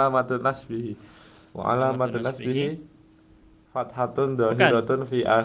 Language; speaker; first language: Arabic; non-native, learner; Indonesian